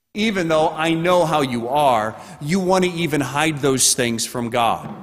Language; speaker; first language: English; native; English